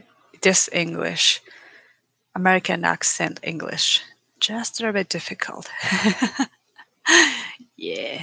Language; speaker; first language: English; non-native, learner; Japanese